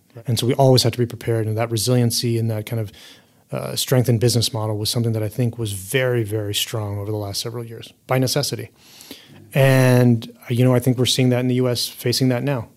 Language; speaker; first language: English; native; English